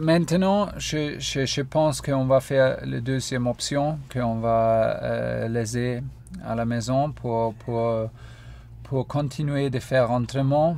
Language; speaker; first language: French; non-native, fluent; German